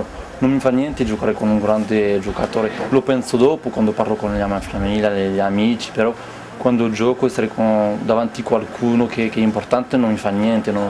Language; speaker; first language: Italian; non-native, fluent; French